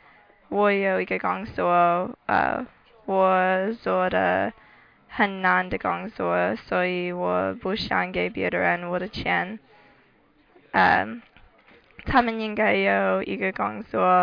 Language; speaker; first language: Chinese; non-native, learner; English